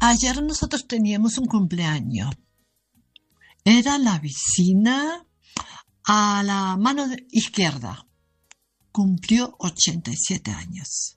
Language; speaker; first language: Spanish; non-native, learner; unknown